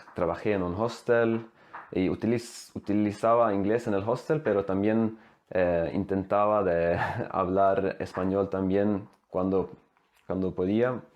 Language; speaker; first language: Spanish; non-native, fluent; Swedish